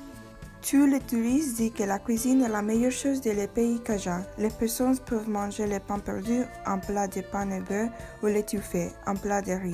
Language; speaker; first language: French; non-native, learner; English